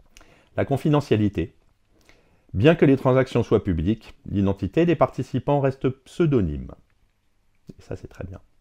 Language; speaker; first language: French; native; French